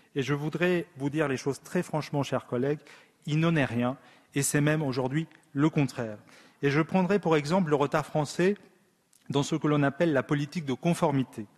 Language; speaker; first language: French; early bilingual, other home language; Spanish